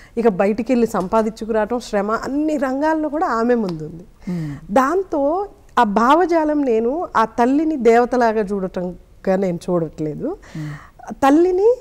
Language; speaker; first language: Telugu; native; Telugu